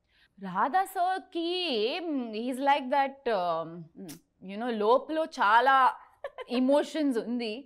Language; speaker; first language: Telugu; non-native, learner; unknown